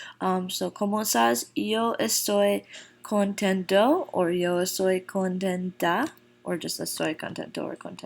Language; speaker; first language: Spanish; non-native, fluent; English